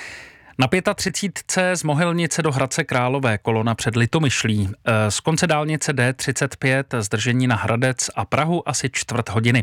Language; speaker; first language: Czech; native; Czech